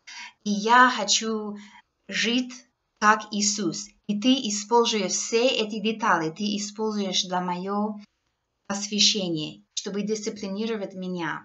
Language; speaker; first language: Russian; non-native, fluent; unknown